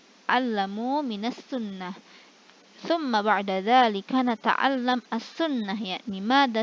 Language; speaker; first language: Arabic; non-native, fluent; Indonesian